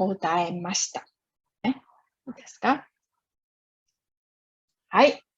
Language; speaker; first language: Japanese; non-native, fluent; Chinese